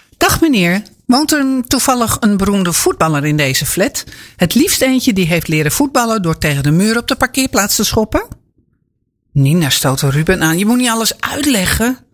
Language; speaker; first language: Dutch; native; Dutch